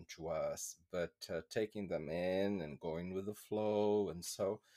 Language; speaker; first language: English; non-native, fluent; Portuguese